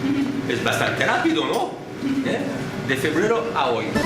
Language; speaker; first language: Spanish; non-native, learner; French